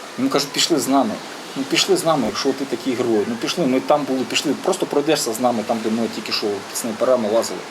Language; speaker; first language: Ukrainian; native; Ukrainian